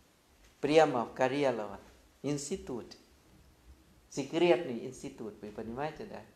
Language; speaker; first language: Russian; non-native, fluent; Thai